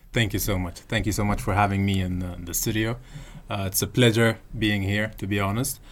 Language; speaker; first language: English; non-native, fluent; Arabic